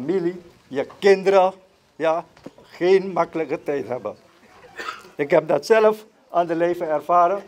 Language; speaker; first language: Dutch; native; Dutch